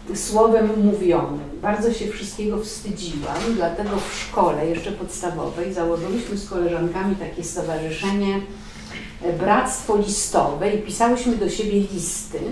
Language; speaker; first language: Polish; native; Polish